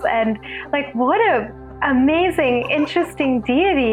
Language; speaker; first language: English; native; English